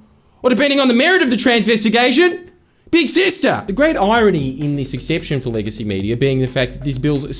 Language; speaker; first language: English; native; English